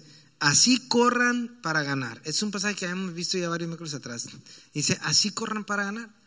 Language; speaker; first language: Spanish; native; Spanish